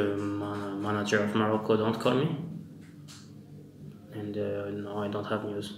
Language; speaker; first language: English; non-native, learner; French